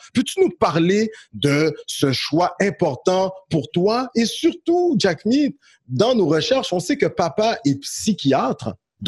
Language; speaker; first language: French; native; French